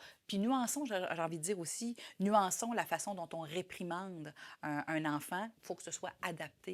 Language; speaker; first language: French; native; French